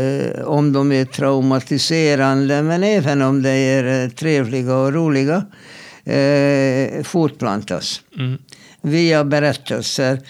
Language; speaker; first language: Swedish; non-native, fluent; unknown